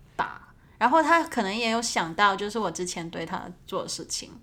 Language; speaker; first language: Chinese; non-native, fluent; Cantonese